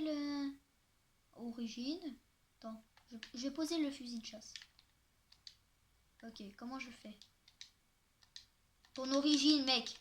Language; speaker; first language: French; native; French